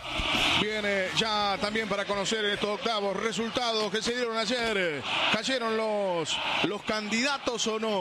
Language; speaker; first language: Spanish; native; Spanish